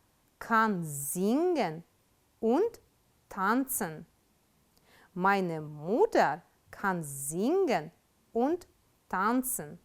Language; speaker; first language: German; non-native, fluent; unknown